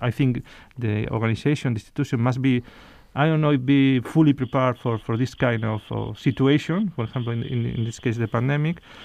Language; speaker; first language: English; non-native, fluent; Spanish